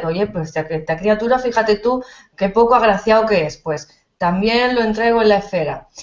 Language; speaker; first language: Spanish; native; Spanish